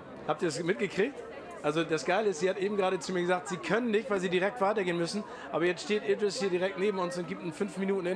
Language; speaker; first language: German; native; German